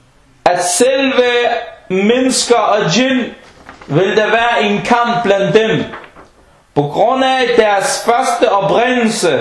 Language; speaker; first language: Danish; non-native, fluent; Arabic